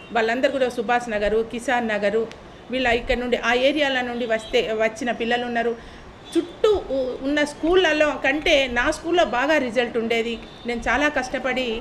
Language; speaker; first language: Telugu; native; Telugu